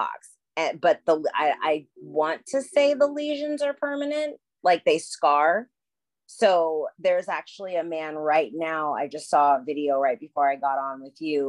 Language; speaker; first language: English; native; English